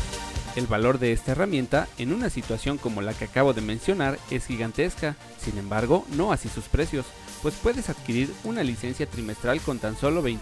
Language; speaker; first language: Spanish; native; Spanish